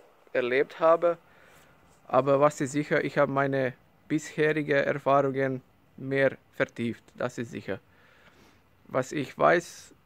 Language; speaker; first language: German; non-native, learner; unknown